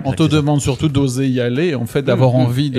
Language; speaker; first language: French; native; French